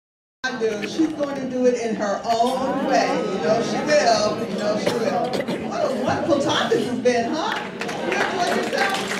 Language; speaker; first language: English; native; English